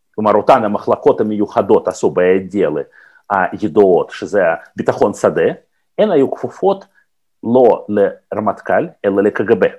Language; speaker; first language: Hebrew; non-native, fluent; Russian